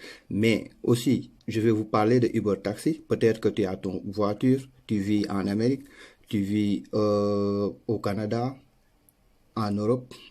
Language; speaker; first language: French; non-native, local second language; Wolof